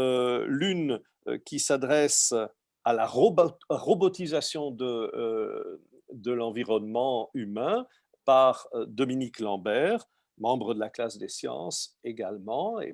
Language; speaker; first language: French; native; French